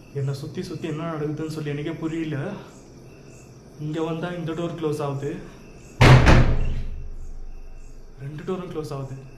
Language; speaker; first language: Tamil; native; Tamil